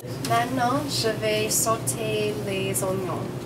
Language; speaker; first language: French; non-native, learner; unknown